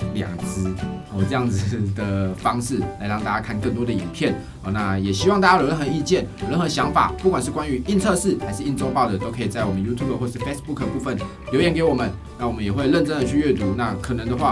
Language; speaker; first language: Chinese; native; Chinese